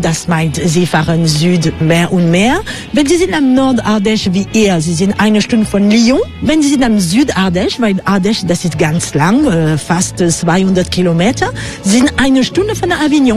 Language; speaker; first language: German; non-native, fluent; French